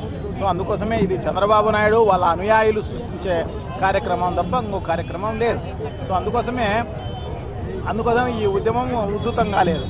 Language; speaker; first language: Telugu; native; Telugu